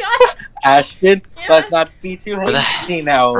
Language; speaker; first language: English; native; English